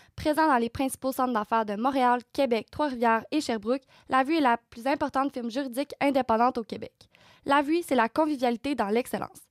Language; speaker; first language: French; native; French